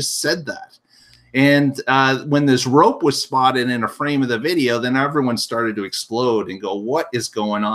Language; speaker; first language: English; native; English